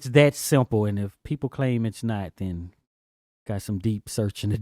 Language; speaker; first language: English; native; English